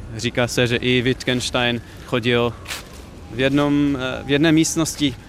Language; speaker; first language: Czech; non-native, fluent; English